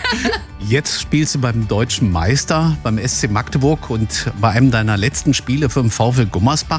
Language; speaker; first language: German; native; German